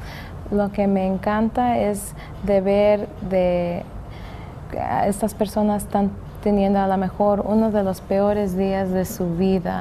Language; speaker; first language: Spanish; early bilingual, heritage; English